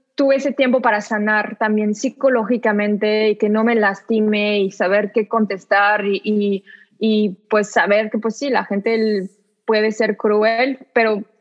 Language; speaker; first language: Spanish; non-native, fluent; French